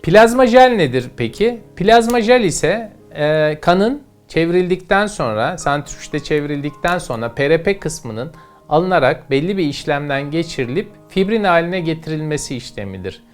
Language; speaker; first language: Turkish; native; Turkish